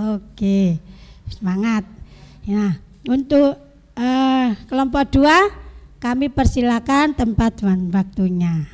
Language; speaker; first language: Indonesian; native; Indonesian